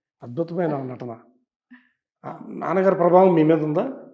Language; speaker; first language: Telugu; native; Telugu